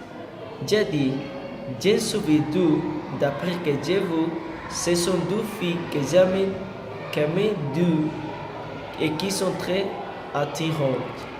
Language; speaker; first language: French; non-native, learner; Spanish